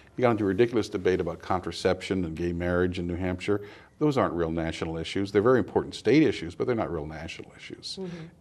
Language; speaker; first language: English; native; English